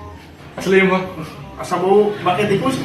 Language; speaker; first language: Indonesian; non-native, local second language; Sundanese